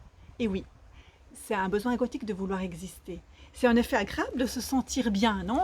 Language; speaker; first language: French; native; French